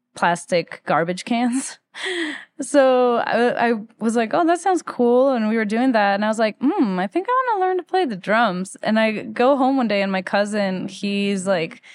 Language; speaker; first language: English; early bilingual, other home language; Spanish